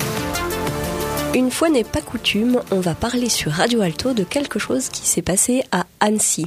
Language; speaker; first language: French; native; French